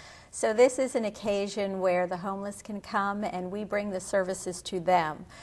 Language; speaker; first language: English; native; English